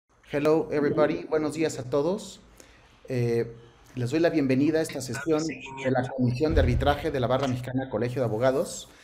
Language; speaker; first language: Spanish; native; Spanish